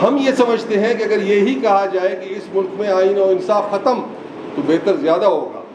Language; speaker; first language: Urdu; non-native, local second language; Baluchi